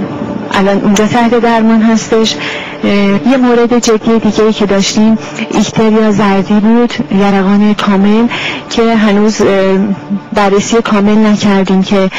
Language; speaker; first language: Persian; native; Persian